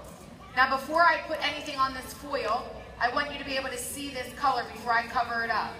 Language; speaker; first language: English; native; English